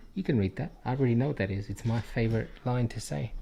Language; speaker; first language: English; native; English